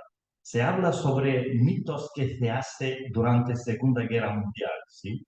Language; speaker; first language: Spanish; non-native, learner; Lithuanian